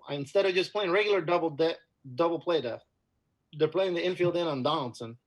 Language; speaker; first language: English; non-native, fluent; Spanish